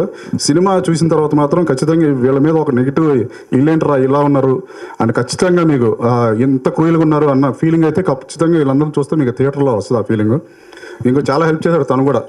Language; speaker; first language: Telugu; native; Telugu